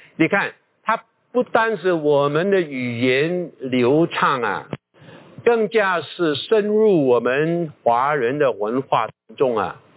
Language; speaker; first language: Chinese; non-native, local second language; Cantonese